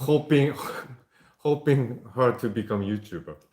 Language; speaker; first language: English; non-native, fluent; Japanese